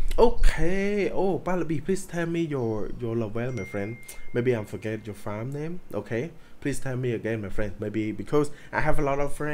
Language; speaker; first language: English; non-native, learner; Khmer